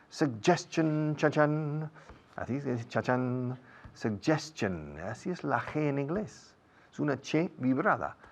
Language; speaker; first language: Spanish; non-native, fluent; English